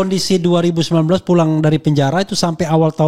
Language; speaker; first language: Indonesian; native; Indonesian